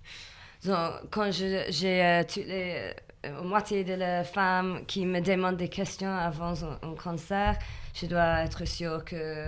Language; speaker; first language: French; non-native, learner; English